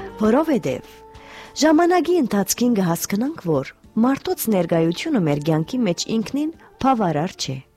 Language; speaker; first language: Armenian; early bilingual, heritage; Armenian